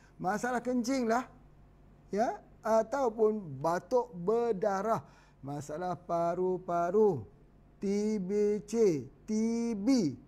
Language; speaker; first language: Malay; native; Malay